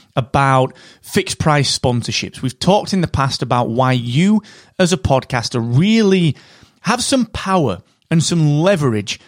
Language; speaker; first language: English; native; English